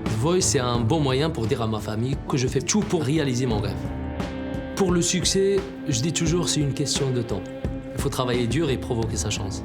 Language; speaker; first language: French; non-native, local second language; Arabic